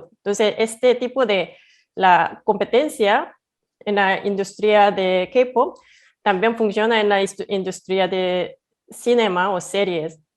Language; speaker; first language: Spanish; non-native, fluent; Korean